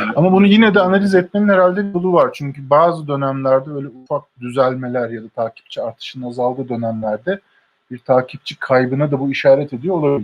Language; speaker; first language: Turkish; native; Turkish